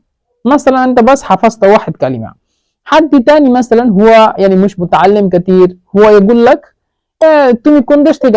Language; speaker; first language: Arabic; non-native, fluent; Bangla